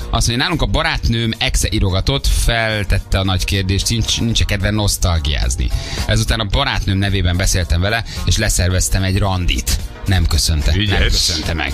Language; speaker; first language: Hungarian; native; Hungarian